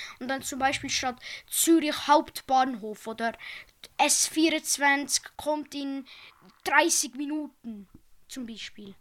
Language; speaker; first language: German; native; German